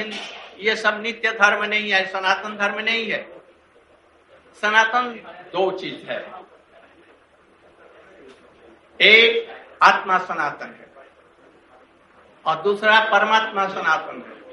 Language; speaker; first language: Hindi; native; Hindi